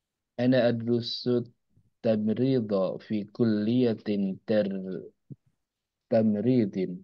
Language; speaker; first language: Arabic; non-native, learner; Indonesian